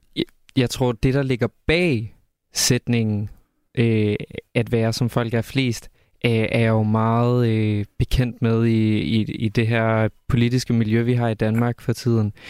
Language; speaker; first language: Danish; native; Danish